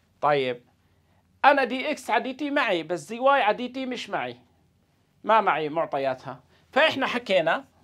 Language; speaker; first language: Arabic; native; Arabic